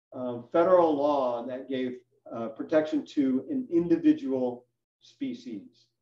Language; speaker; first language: English; native; English